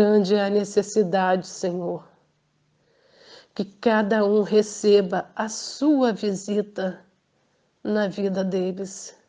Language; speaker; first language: Portuguese; native; Portuguese